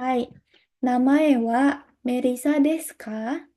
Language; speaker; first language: Japanese; non-native, fluent; Indonesian